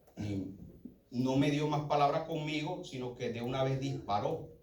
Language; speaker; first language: Spanish; native; Spanish